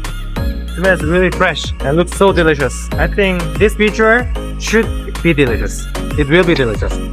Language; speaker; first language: English; non-native, fluent; Korean